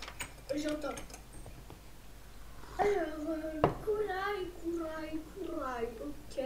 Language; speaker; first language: French; native; French